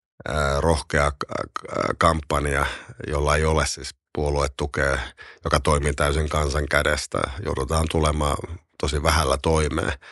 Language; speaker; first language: Finnish; native; Finnish